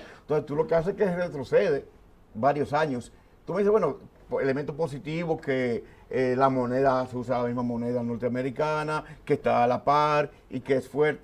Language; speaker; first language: Spanish; native; Spanish